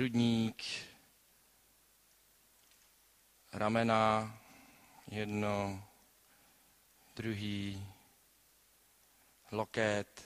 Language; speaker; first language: Czech; native; Czech